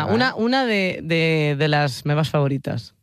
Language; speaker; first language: Catalan; non-native, learner; Spanish